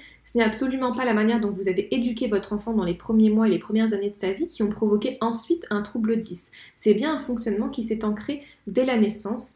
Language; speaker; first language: French; native; French